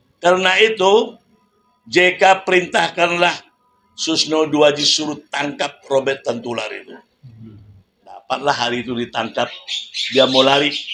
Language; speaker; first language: Indonesian; non-native, local second language; Minangkabau